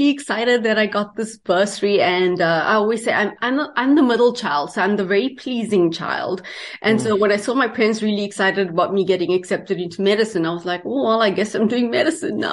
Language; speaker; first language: English; native; English